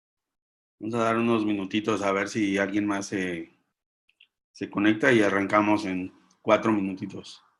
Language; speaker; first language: Spanish; native; Spanish